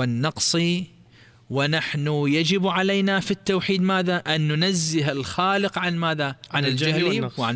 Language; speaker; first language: Arabic; native; Arabic